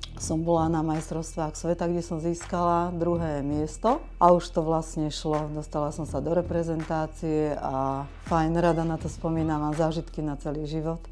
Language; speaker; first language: Slovak; native; Slovak